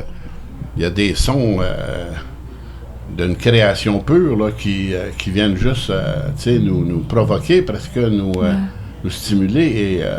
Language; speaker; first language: French; native; French